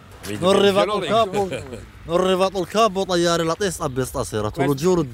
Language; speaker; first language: Italian; non-native, learner; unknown